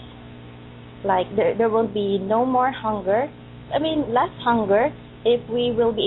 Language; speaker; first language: English; non-native, local second language; Filipino